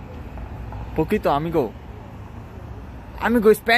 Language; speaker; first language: Spanish; non-native, learner; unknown